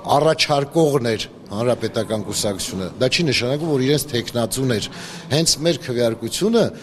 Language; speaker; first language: Armenian; native; Armenian